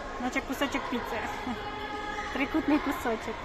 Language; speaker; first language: Ukrainian; native; Ukrainian